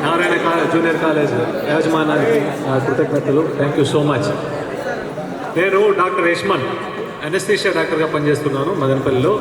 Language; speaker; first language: Telugu; native; Telugu